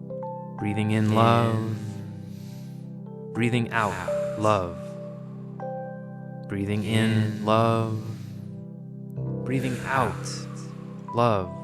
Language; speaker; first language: English; native; English